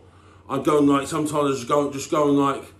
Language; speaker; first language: English; native; English